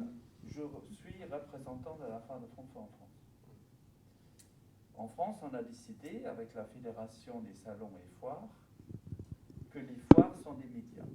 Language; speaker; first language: French; non-native, fluent; German